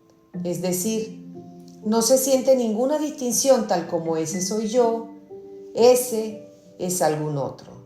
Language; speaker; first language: Spanish; native; Spanish